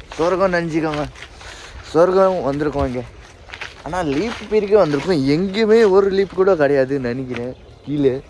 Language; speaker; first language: Tamil; non-native, learner; Nepali